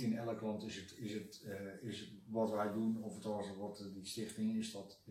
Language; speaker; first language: Dutch; native; Dutch